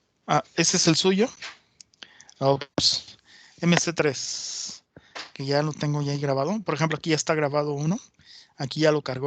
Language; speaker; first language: Spanish; native; Spanish